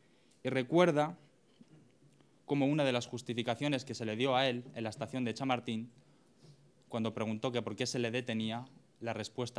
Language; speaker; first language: Spanish; native; Spanish